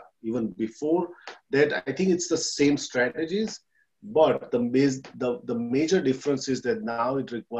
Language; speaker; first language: English; non-native, local second language; Gujarati